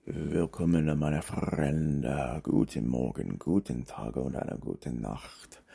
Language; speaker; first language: German; non-native, learner; English